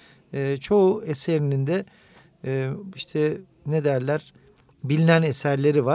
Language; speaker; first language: Turkish; native; Turkish